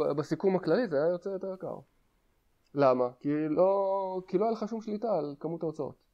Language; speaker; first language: Hebrew; native; Hebrew